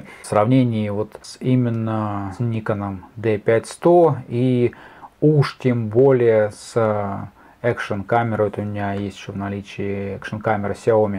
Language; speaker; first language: Russian; native; Russian